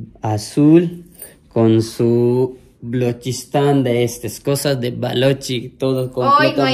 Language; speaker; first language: Spanish; non-native, learner; Urdu